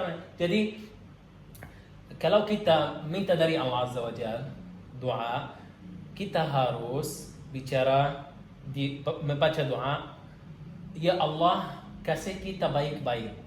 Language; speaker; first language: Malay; non-native, learner; Arabic